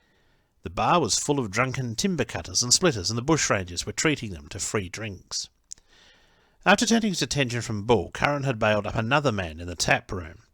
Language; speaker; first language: English; native; English